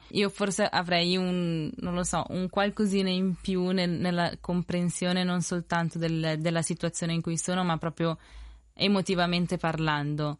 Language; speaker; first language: Italian; early bilingual, other home language; Spanish